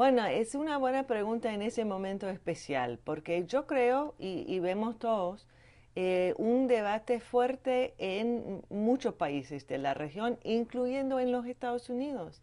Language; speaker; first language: Spanish; non-native, fluent; English